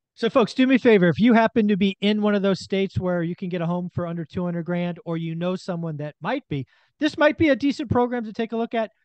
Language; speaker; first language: English; native; English